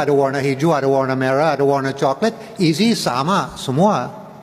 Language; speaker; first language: Indonesian; non-native, fluent; English